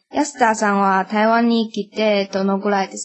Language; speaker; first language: Japanese; non-native, learner; Chinese